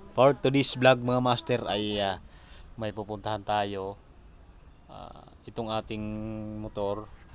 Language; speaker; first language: Filipino; non-native, local second language; Waray